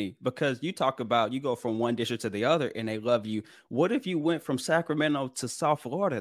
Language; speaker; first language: English; native; English